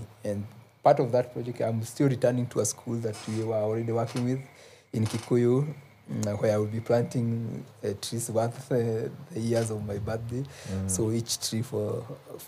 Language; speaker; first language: English; non-native, local second language; Kikuyu